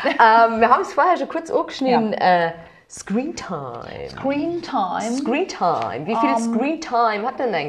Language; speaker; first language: German; native; German